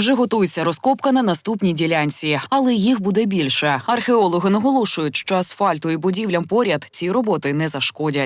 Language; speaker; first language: Ukrainian; native; Ukrainian